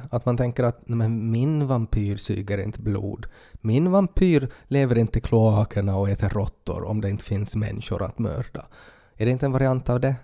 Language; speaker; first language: Swedish; native; Swedish